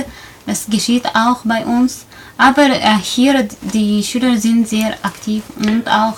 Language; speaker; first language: German; non-native, fluent; Tajik